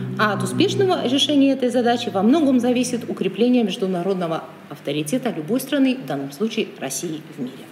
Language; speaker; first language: Russian; native; Russian